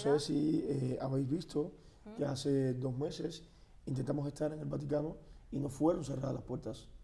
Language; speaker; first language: Spanish; native; Spanish